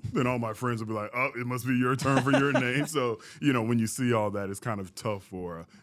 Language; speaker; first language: English; early bilingual, other home language; Yoruba